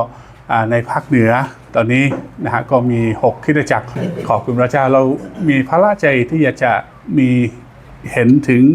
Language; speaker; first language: Thai; native; Thai